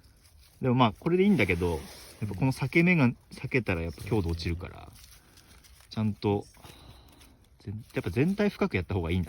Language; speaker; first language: Japanese; native; Japanese